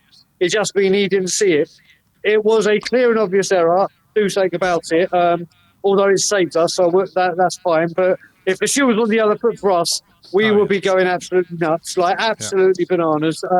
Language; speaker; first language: English; native; English